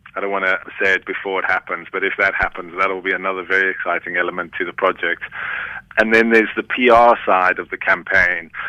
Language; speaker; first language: English; native; English